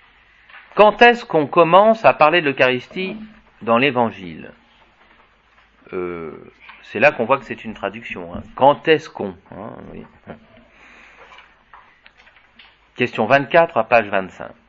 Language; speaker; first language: French; native; French